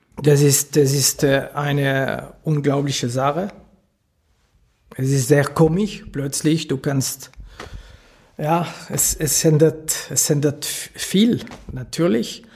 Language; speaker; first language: German; non-native, local second language; French